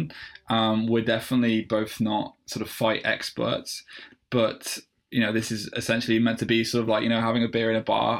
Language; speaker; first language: English; native; English